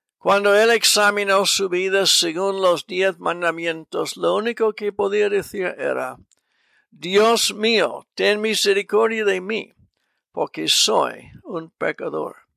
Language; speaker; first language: Spanish; non-native, fluent; English